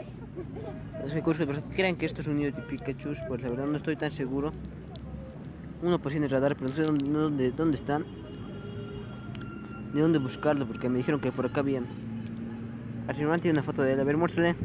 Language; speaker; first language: Spanish; native; Spanish